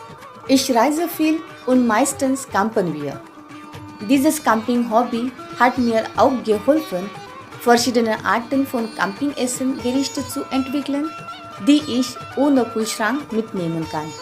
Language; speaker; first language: German; non-native, fluent; Marathi